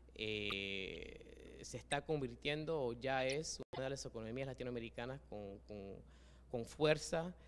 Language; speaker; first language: Spanish; early bilingual, heritage; Spanish